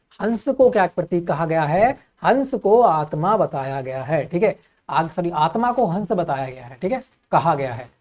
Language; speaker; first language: Hindi; native; Hindi